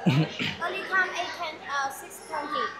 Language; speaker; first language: English; non-native, learner; Chinese